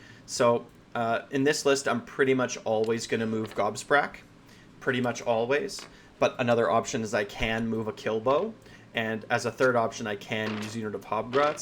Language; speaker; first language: English; native; English